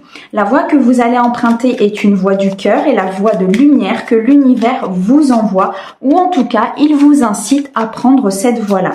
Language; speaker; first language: French; native; French